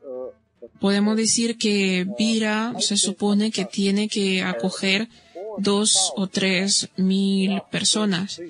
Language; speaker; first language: Spanish; non-native, fluent; Bosnian